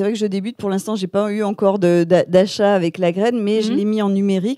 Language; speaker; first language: French; native; French